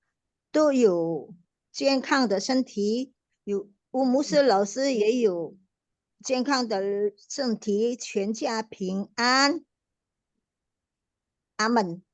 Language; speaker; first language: Chinese; non-native, learner; Indonesian